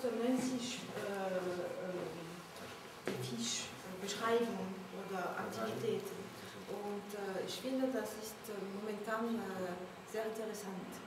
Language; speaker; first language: German; non-native, learner; French